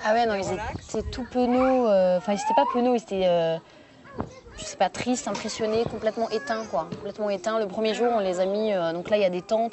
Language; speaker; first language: French; native; French